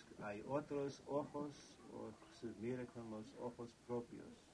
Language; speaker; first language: Spanish; non-native, fluent; English